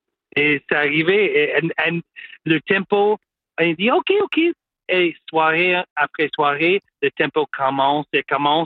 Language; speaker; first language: French; non-native, local second language; English